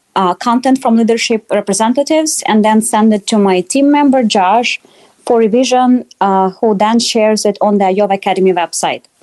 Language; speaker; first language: English; non-native, fluent; Russian